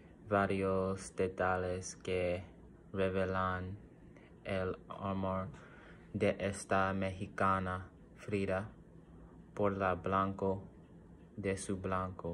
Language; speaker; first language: Spanish; non-native, learner; English